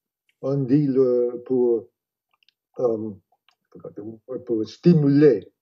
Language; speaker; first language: French; non-native, fluent; English